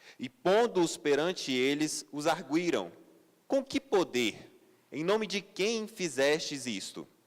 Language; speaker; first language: Portuguese; native; Portuguese